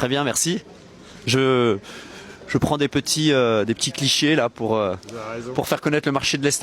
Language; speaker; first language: French; native; French